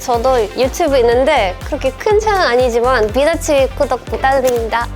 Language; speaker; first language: Korean; non-native, fluent; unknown